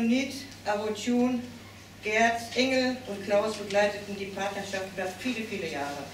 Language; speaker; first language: German; native; German